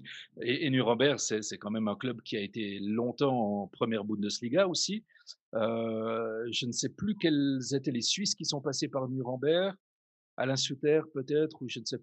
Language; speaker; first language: French; native; French